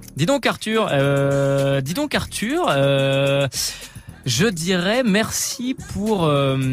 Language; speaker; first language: French; native; French